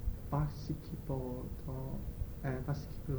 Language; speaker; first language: Japanese; non-native, learner; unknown